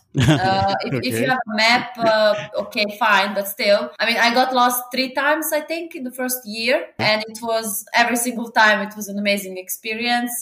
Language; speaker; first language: English; non-native, fluent; Serbian